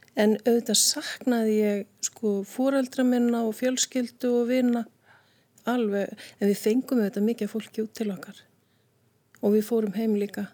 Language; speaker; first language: Icelandic; native; Icelandic